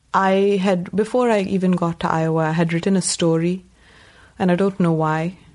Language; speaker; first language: English; non-native, local second language; Tamil